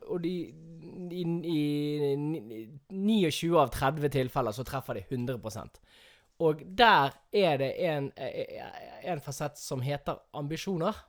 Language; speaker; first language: Norwegian; native; Norwegian